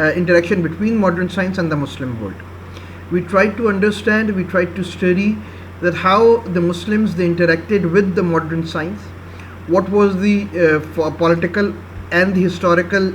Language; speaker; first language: English; non-native, local second language; Urdu